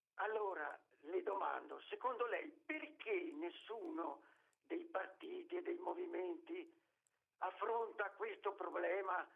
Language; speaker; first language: Italian; native; Italian